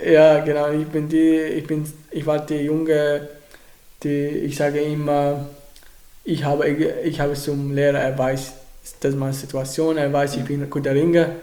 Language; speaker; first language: German; non-native, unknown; Arabic